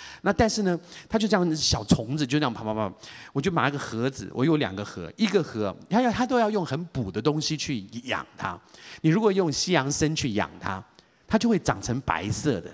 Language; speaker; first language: Chinese; native; Chinese